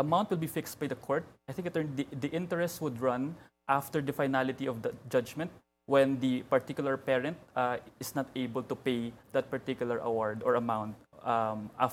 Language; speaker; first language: English; non-native, local second language; Hiligaynon